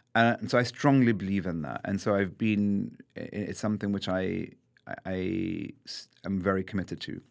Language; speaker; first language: English; native; English